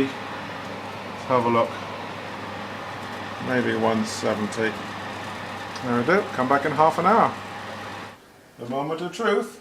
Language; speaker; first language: English; native; English